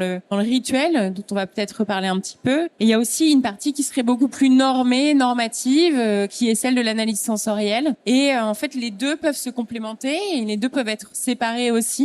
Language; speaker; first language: French; native; French